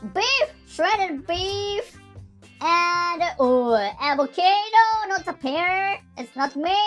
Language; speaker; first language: English; non-native, learner; Japanese